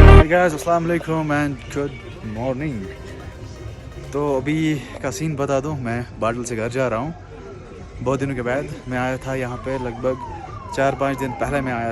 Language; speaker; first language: Hindi; non-native, local second language; Kashmiri